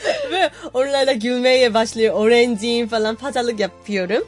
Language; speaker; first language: Turkish; non-native, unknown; Korean